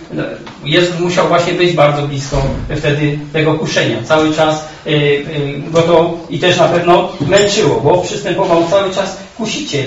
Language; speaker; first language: Polish; native; Polish